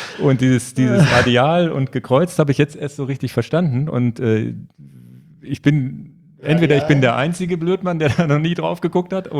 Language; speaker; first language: German; native; German